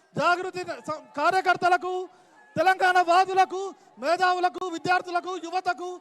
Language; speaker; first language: Telugu; native; Telugu